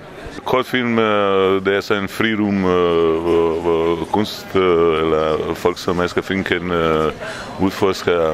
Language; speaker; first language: Danish; non-native, fluent; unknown